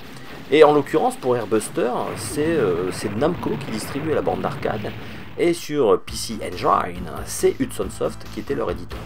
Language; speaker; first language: French; native; French